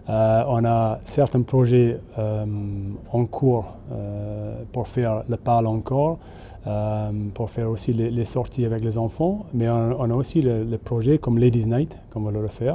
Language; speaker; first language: French; non-native, fluent; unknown